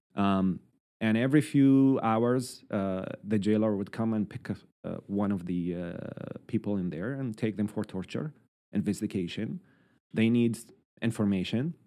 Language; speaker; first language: English; non-native, fluent; Arabic